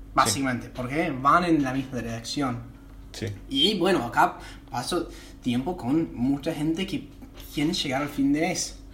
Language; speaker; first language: Spanish; non-native, fluent; English